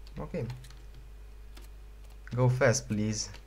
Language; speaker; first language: English; non-native, learner; Romanian